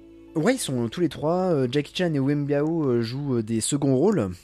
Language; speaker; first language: French; native; French